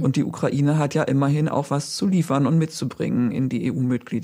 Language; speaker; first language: German; native; German